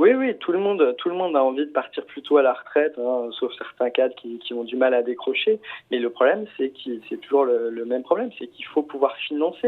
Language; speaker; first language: French; native; French